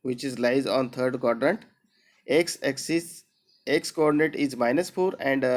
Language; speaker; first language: English; non-native, local second language; Marathi